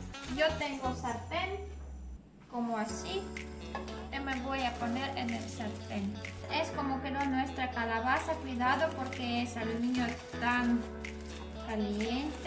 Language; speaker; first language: Spanish; non-native, learner; Polish